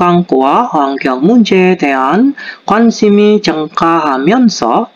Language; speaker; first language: Korean; non-native, fluent; Indonesian